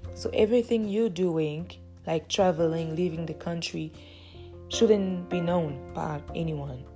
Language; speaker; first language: English; early bilingual, other home language; Lingala